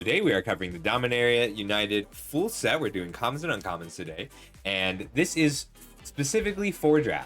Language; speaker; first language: English; native; English